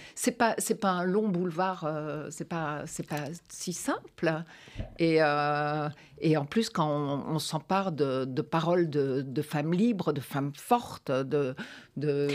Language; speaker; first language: French; native; French